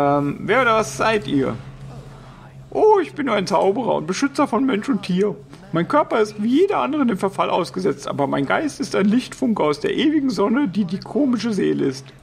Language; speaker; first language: German; native; German